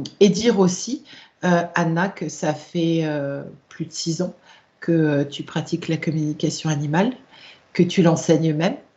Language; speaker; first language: French; native; French